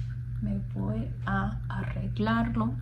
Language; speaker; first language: Spanish; non-native, fluent; English